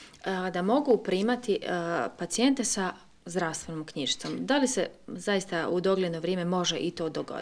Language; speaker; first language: Serbian; native; Serbian